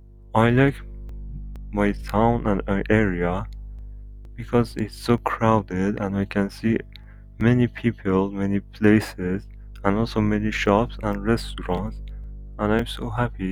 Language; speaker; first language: English; non-native, learner; Persian